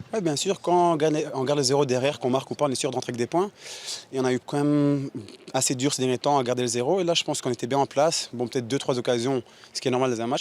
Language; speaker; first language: French; native; French